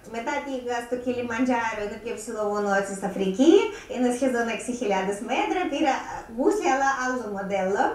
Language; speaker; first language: Greek; non-native, learner; Russian